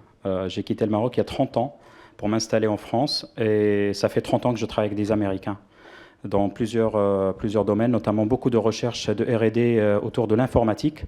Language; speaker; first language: French; non-native, local second language; Arabic